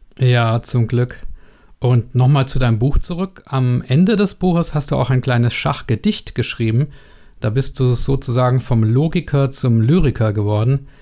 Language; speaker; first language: German; native; German